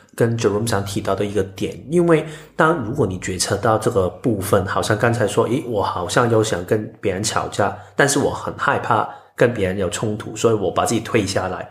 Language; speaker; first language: Chinese; non-native, local second language; Cantonese